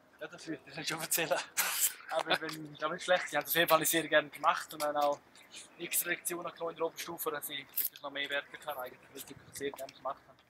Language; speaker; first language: German; native; German